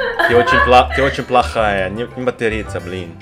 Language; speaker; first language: Russian; non-native, learner; Indonesian